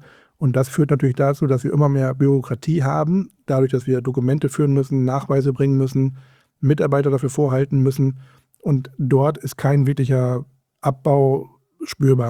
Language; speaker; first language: German; native; German